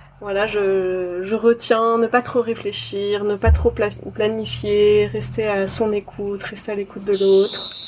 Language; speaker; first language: French; native; French